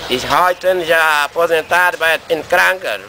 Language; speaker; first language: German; early bilingual, heritage; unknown